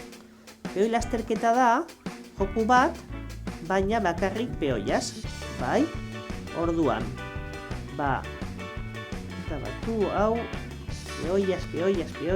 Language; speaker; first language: Basque; non-native, local second language; Spanish